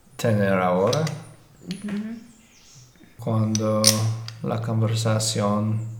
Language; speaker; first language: Spanish; non-native, learner; English